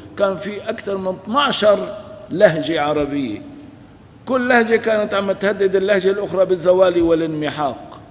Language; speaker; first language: Arabic; non-native, local second language; Kurdish